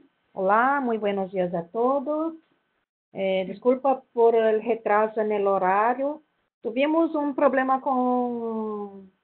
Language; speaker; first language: Spanish; non-native, fluent; Portuguese